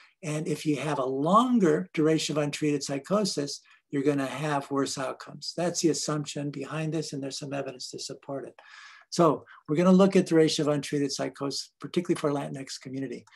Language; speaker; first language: English; early bilingual, other home language; Spanish